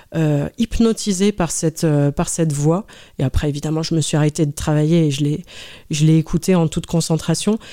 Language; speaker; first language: French; native; French